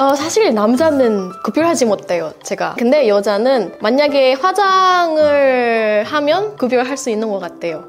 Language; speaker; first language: Korean; non-native, fluent; Indonesian